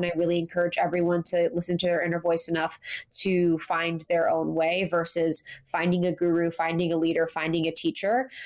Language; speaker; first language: English; native; English